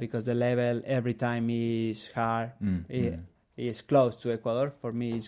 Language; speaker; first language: English; non-native, learner; Spanish